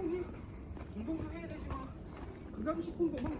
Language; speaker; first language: Korean; native; Korean